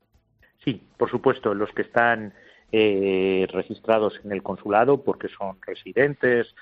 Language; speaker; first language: Spanish; native; Spanish